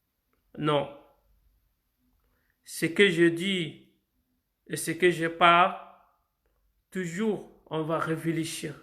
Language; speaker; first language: French; non-native, fluent; Arabic